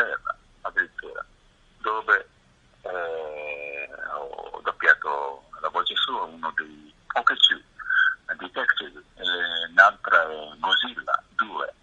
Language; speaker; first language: Italian; non-native, fluent; Japanese